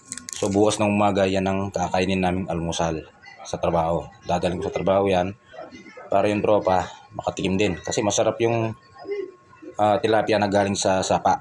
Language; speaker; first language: Filipino; non-native, local second language; Pampanga